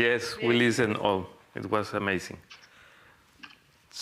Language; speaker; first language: English; non-native, fluent; Spanish